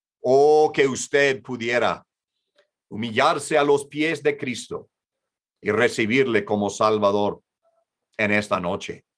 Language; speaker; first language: Spanish; non-native, fluent; English